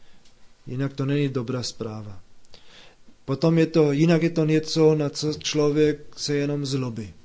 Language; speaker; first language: Czech; non-native, fluent; German